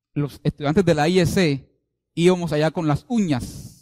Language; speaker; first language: Spanish; native; Spanish